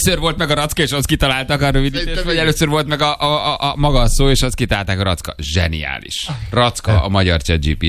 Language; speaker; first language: Hungarian; native; Hungarian